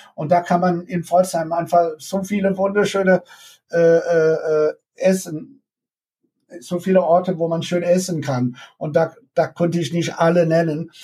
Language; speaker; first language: German; non-native, fluent; English